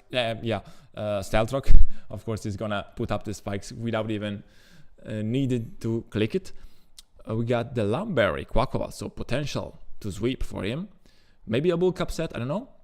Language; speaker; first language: English; non-native, fluent; Italian